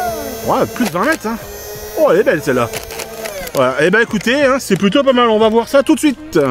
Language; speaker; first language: French; native; French